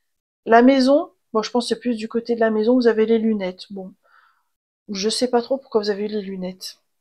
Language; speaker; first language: French; native; French